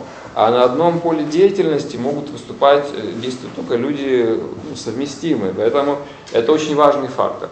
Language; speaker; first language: Russian; native; Russian